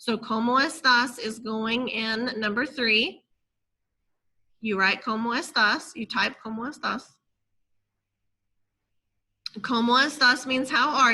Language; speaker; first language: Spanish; non-native, fluent; English